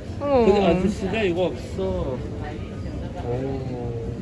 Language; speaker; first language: Korean; non-native, learner; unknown